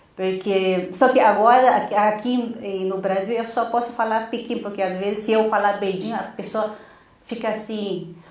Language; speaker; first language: Portuguese; non-native, fluent; Chinese